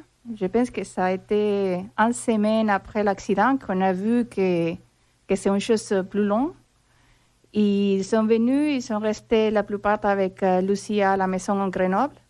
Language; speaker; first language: French; non-native, fluent; Spanish